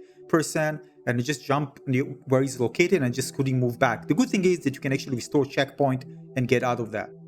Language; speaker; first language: English; non-native, fluent; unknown